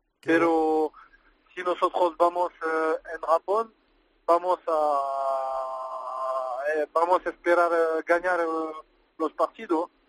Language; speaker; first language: Spanish; non-native, learner; French